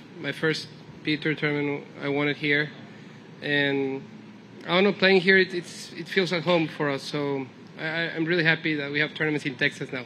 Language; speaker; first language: English; non-native, fluent; Spanish